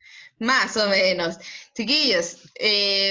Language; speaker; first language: Spanish; native; Spanish